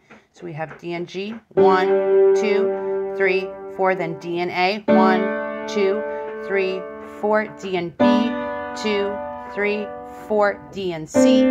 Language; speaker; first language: English; native; English